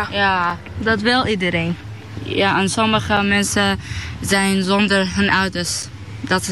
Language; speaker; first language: Dutch; non-native, learner; Arabic